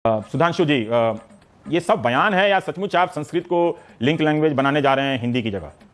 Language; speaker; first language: Hindi; non-native, local second language; Bhojpuri